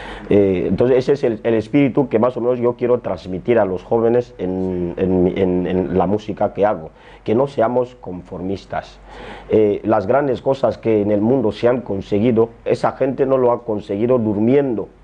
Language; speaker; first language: Spanish; non-native, local second language; Fang